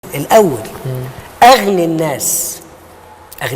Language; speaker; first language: Arabic; native; Arabic